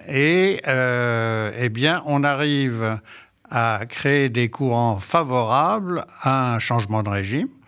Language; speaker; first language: French; native; French